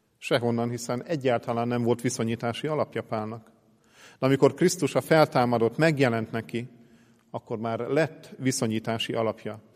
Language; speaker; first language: Hungarian; native; Hungarian